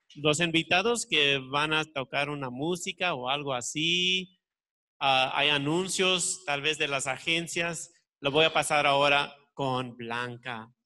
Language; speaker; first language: Spanish; early bilingual, heritage; Spanish